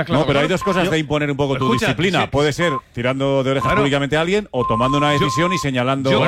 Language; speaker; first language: Spanish; native; Spanish